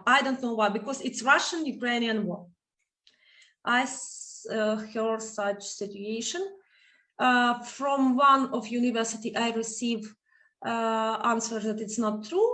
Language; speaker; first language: English; non-native, fluent; Ukrainian